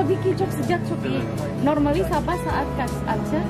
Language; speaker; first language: Turkish; non-native, learner; Indonesian